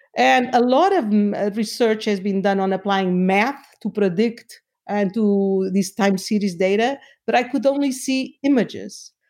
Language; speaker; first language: English; non-native, fluent; Portuguese